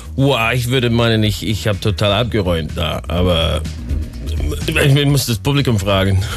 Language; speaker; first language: German; non-native, fluent; English